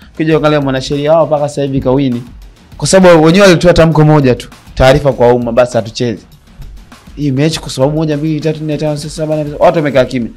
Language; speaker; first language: Swahili; native; Swahili